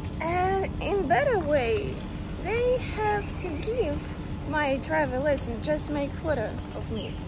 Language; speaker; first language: English; non-native, learner; Russian